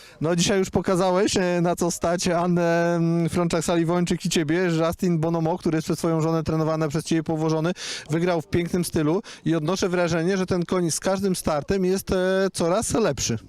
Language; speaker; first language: Polish; native; Polish